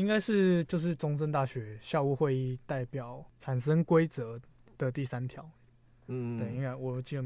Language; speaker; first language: Chinese; native; Chinese